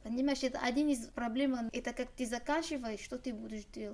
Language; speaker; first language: Russian; non-native, learner; Arabic